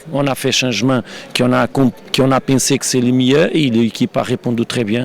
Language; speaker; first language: French; non-native, learner; Portuguese